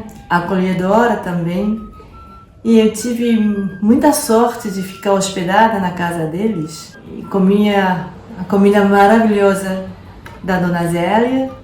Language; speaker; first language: Portuguese; non-native, fluent; Japanese